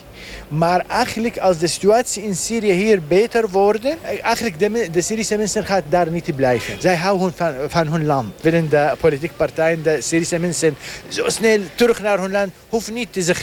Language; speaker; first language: Dutch; non-native, learner; Arabic